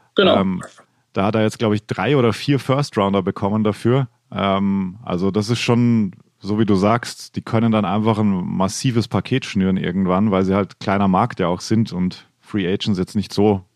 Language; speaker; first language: German; native; German